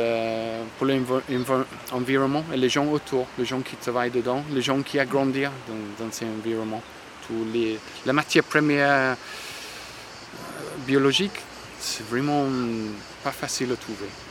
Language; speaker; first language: French; non-native, fluent; English